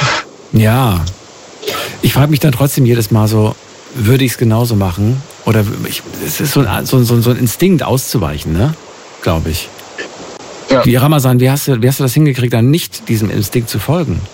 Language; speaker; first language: German; native; German